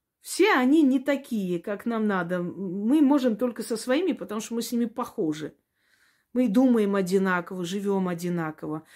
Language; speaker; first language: Russian; non-native, local second language; Armenian